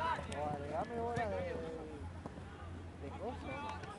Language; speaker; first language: Spanish; native; Spanish